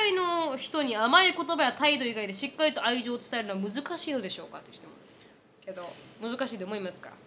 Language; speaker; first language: Japanese; native; Japanese